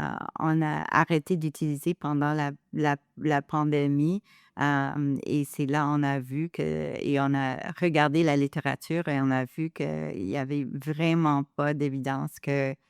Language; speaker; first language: French; non-native, local second language; English